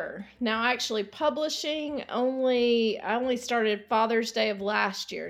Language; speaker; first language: English; native; English